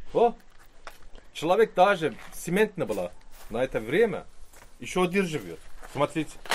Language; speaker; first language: Russian; non-native, learner; Turkish